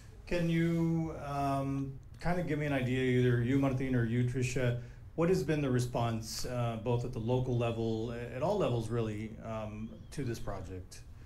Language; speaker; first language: English; native; English